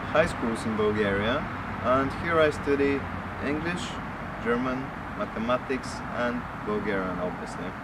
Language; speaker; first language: English; non-native, fluent; Bulgarian